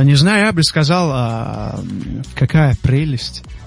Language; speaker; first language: Russian; non-native, local second language; Tajik